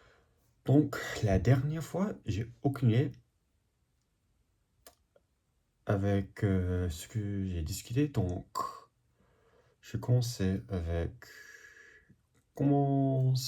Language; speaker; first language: French; non-native, learner; English